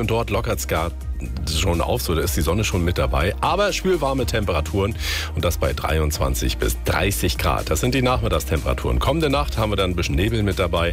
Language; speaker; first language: German; native; German